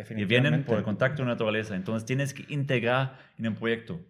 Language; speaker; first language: Spanish; non-native, fluent; German